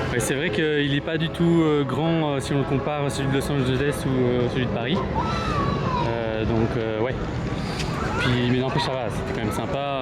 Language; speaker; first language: French; native; French